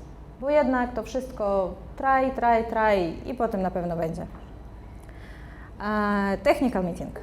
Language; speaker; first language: Polish; non-native, fluent; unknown